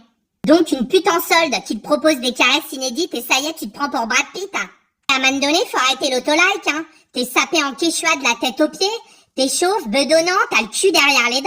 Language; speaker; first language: French; native; French